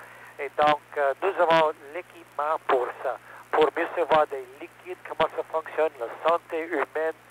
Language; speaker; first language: French; non-native, learner; English